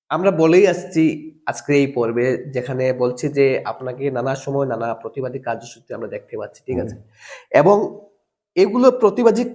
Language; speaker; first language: Bangla; native; Bangla